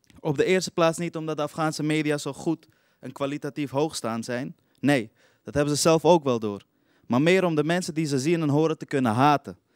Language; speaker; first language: Dutch; early bilingual, other home language; Persian